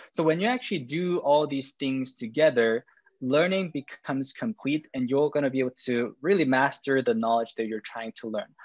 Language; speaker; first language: English; non-native, fluent; Korean